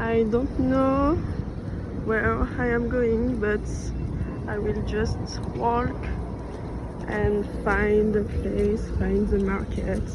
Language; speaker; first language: English; non-native, learner; French